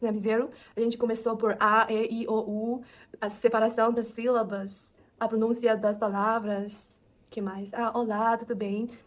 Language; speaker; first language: Portuguese; non-native, fluent; Chinese